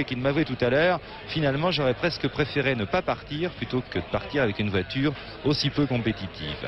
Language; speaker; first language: French; native; French